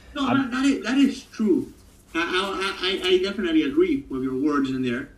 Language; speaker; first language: English; non-native, fluent; Italian